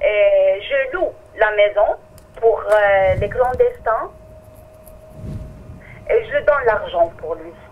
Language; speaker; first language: French; non-native, fluent; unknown